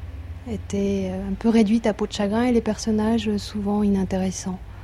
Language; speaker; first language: French; native; French